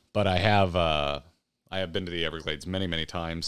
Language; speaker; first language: English; native; English